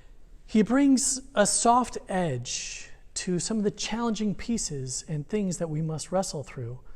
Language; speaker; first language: English; native; English